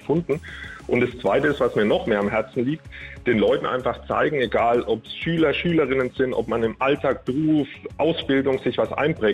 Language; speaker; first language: German; native; German